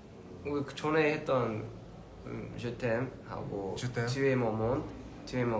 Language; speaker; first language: Korean; early bilingual, heritage; Korean